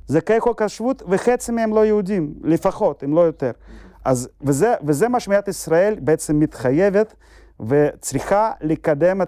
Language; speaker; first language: Hebrew; non-native, fluent; Russian